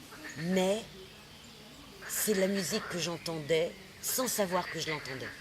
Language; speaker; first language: French; native; French